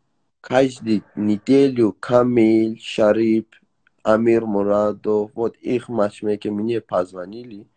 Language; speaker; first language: Russian; non-native, learner; Persian